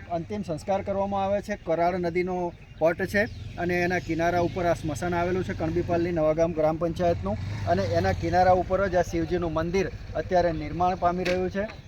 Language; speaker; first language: Gujarati; native; Gujarati